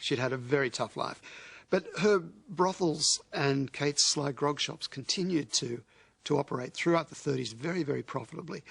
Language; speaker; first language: English; native; English